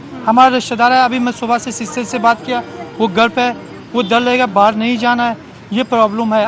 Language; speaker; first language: Hindi; non-native, learner; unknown